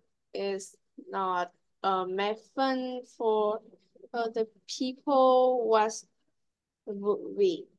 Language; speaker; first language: English; non-native, learner; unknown